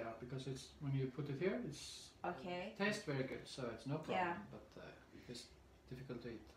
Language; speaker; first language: English; non-native, fluent; Swedish